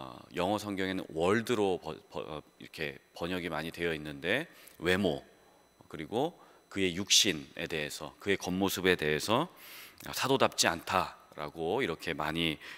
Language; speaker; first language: Korean; native; Korean